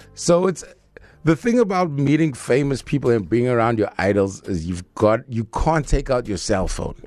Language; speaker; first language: English; native; English